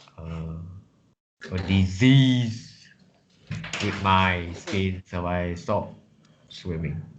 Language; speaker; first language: English; non-native, learner; Vietnamese